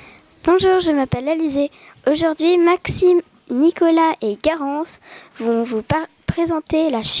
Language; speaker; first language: French; native; French